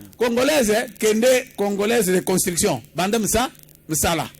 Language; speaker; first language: Lingala; non-native, local second language; Kongo